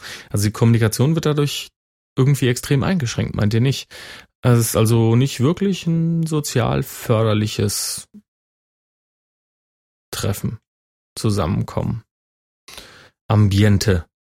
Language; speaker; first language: German; native; German